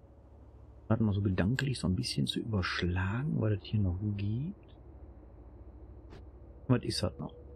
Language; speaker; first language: German; native; German